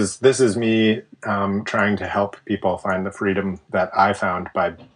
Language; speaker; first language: English; native; English